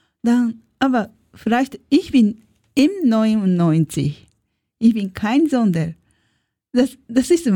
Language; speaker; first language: German; non-native, learner; Japanese